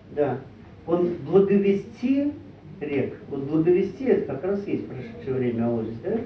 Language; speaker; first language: Russian; native; Russian